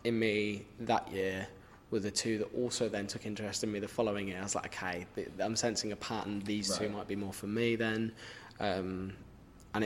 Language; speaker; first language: English; native; English